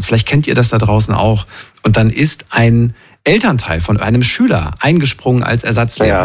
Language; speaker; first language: German; native; German